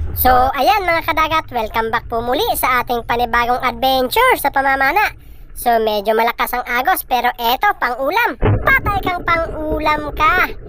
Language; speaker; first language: Filipino; non-native, local second language; Cebuano